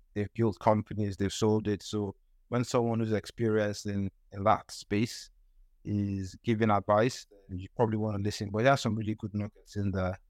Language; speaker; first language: English; non-native, local second language; Yoruba